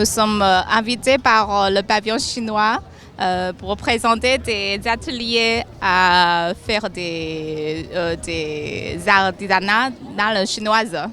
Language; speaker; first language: French; non-native, learner; Chinese